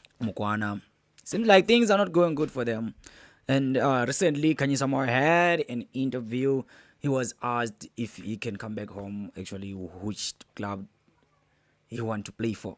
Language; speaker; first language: English; non-native, local second language; Zulu